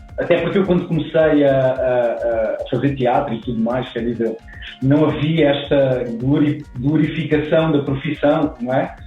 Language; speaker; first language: Portuguese; native; Portuguese